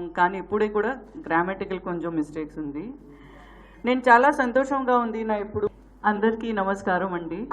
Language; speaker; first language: Telugu; non-native, learner; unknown